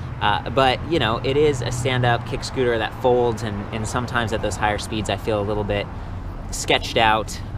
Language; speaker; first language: English; native; English